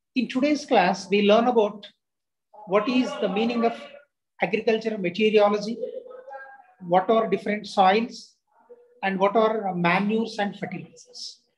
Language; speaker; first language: English; non-native, local second language; Telugu